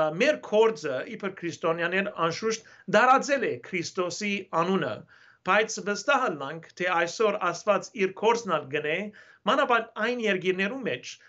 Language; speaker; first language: Armenian; early bilingual, heritage; Armenian